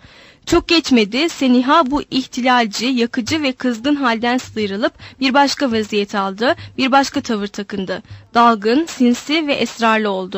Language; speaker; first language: Turkish; native; Turkish